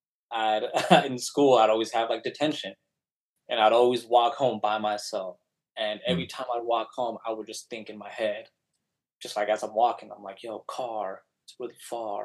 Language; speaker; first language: English; native; English